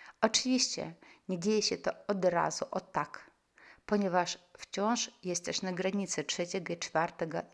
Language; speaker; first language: Polish; non-native, fluent; Russian